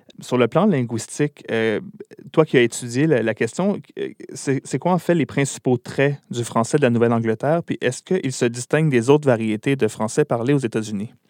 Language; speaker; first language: French; native; French